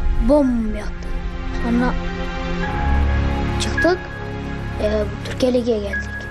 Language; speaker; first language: Turkish; early bilingual, other home language; Arabic